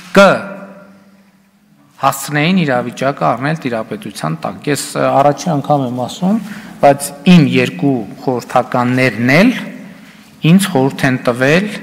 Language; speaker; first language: Armenian; native; Armenian